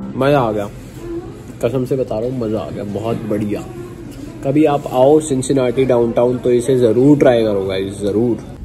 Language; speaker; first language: Hindi; native; Hindi